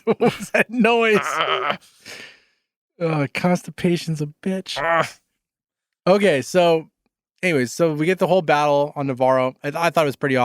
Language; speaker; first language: English; native; English